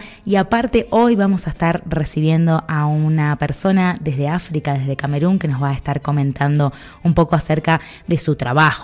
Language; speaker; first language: Spanish; native; Spanish